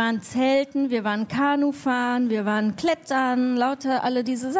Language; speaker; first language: German; native; German